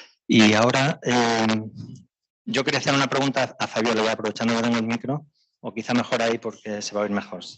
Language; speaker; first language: Spanish; native; Spanish